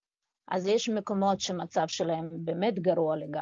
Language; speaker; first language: Hebrew; non-native, fluent; Russian